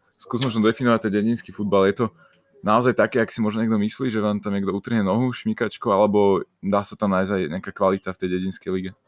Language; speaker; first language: Slovak; native; Slovak